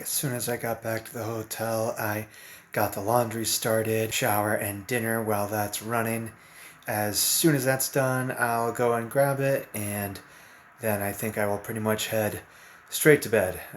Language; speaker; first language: English; native; English